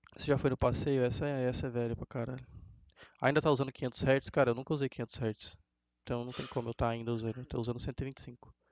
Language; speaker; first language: Portuguese; native; Portuguese